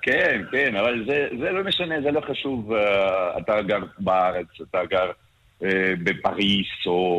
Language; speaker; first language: Hebrew; non-native, learner; Russian